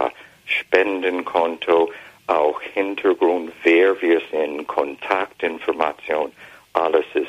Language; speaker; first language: German; non-native, fluent; English